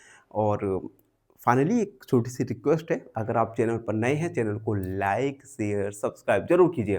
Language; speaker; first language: Hindi; native; Hindi